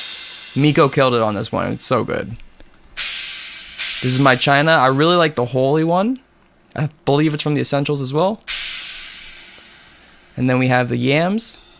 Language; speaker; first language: English; native; English